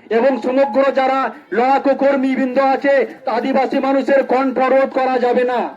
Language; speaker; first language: Bangla; non-native, local second language; Santali